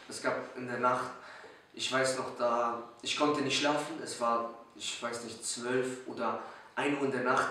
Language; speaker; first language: German; early bilingual, other home language; Polish